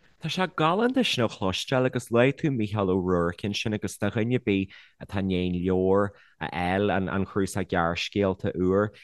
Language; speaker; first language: Irish; native; Irish